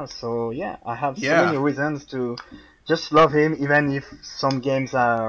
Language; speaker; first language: English; non-native, fluent; French